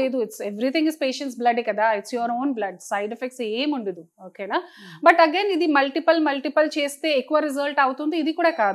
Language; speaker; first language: Telugu; non-native, fluent; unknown